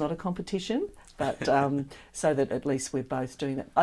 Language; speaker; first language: English; native; English